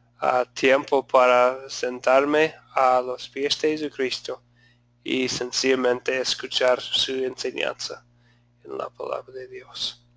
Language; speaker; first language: Spanish; non-native, fluent; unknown